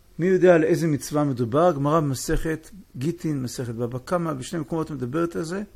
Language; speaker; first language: Hebrew; native; Hebrew